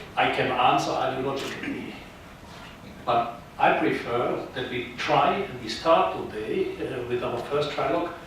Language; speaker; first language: English; non-native, fluent; German